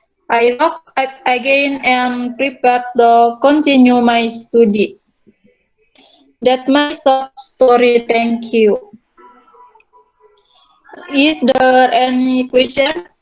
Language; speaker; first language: English; non-native, learner; Indonesian